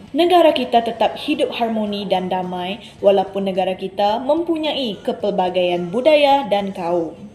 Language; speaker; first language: Malay; non-native, local second language; Iban